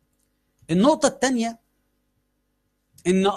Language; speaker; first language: Arabic; native; Arabic